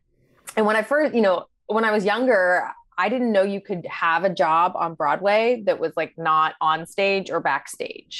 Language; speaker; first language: English; native; English